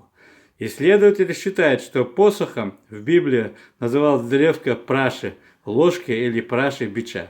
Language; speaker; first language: Russian; non-native, local second language; Chechen